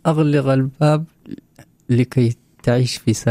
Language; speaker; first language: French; non-native, learner; Arabic